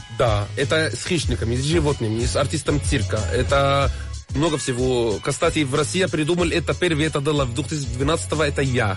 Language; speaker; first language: Russian; non-native, fluent; Arabic